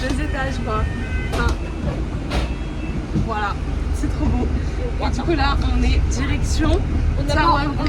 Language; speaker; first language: French; native; French